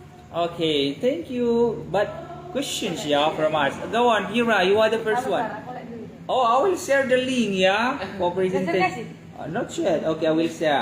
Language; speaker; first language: English; non-native, fluent; Indonesian